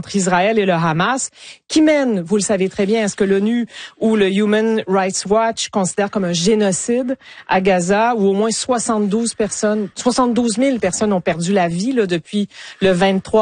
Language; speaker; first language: French; native; French